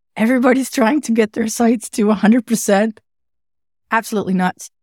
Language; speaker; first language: English; non-native, fluent; Dutch